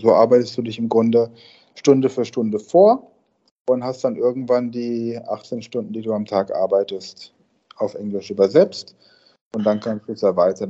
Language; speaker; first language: German; native; German